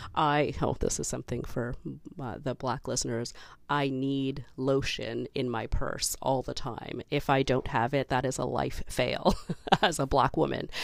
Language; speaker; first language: English; native; English